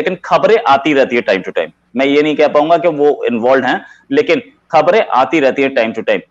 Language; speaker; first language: Hindi; native; Hindi